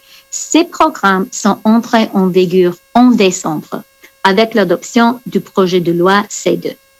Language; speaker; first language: French; non-native, fluent; English